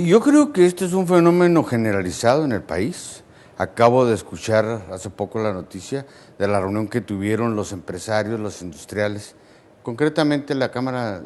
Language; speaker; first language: Spanish; native; Spanish